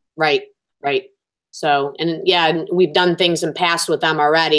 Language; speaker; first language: English; native; English